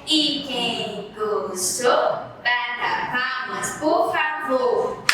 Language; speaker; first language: Portuguese; native; Portuguese